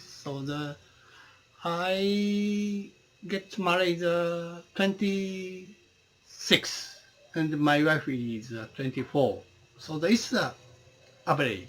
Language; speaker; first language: English; non-native, learner; Japanese